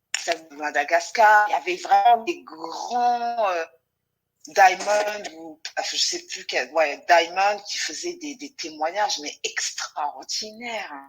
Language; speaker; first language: French; non-native, local second language; Wolof